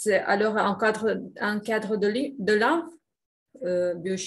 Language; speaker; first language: French; non-native, fluent; Russian